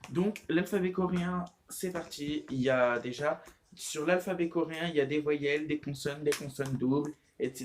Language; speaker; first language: French; native; French